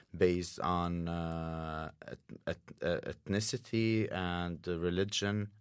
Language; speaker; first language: English; non-native, fluent; Arabic